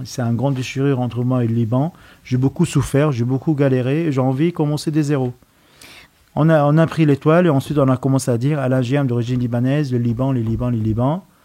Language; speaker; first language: French; non-native, fluent; Arabic